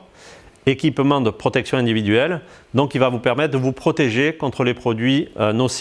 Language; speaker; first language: French; native; French